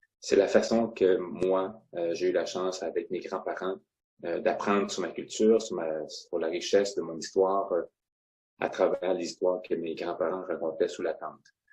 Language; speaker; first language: French; non-native, local second language; Innu-aimun